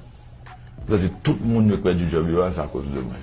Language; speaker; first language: Haitian Creole; native; Haitian Creole